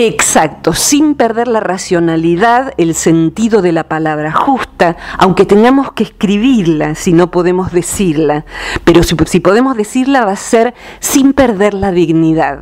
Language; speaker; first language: Spanish; native; Spanish